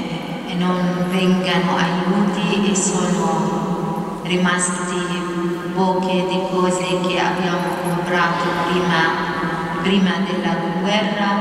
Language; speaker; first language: Italian; non-native, fluent; Arabic